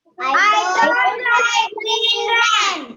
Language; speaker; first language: English; non-native, learner; Sinhala